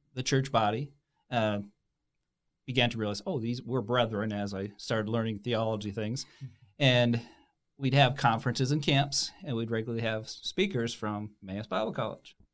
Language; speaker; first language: English; native; English